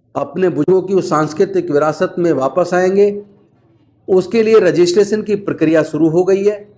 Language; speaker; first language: Hindi; native; Hindi